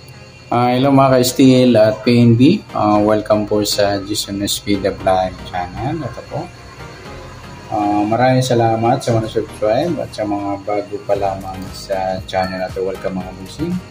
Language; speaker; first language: Filipino; native; Filipino